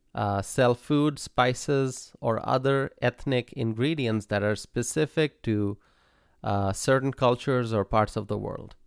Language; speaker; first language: English; non-native, local second language; Bangla